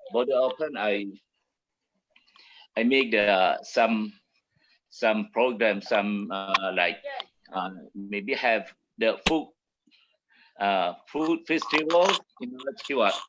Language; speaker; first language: English; non-native, learner; Malay